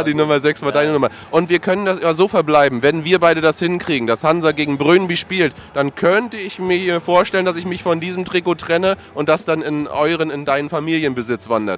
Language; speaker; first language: German; native; German